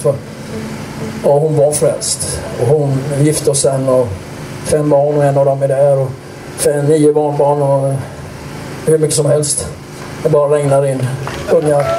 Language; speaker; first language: Swedish; native; Swedish